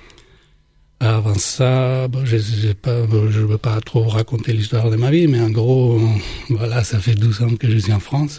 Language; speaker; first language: French; non-native, fluent; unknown